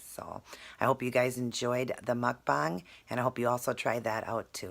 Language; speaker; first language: English; native; English